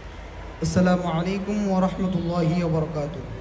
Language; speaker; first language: Arabic; non-native, learner; Bangla